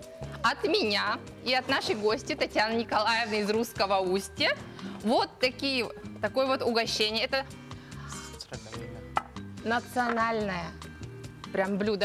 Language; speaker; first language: Russian; native; Russian